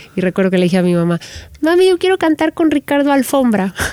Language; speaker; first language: Spanish; native; Spanish